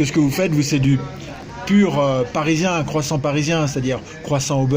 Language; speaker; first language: French; native; French